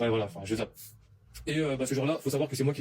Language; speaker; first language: French; native; French